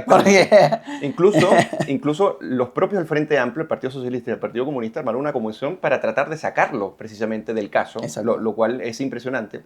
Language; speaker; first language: Spanish; native; Spanish